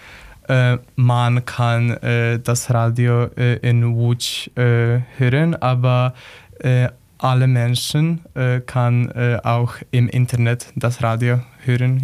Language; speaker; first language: German; non-native, learner; Polish